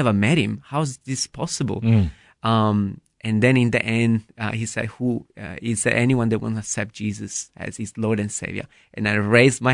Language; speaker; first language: English; non-native, fluent; Italian